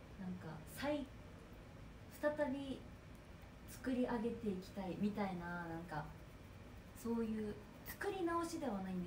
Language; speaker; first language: Japanese; native; Japanese